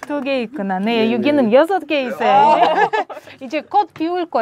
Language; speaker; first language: Korean; non-native, learner; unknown